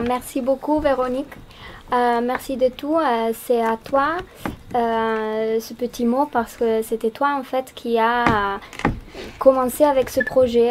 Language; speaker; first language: French; non-native, fluent; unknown